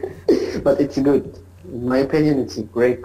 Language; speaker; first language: English; non-native, learner; Arabic